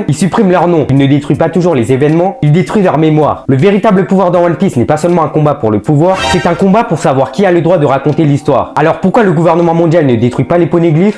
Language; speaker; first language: French; native; French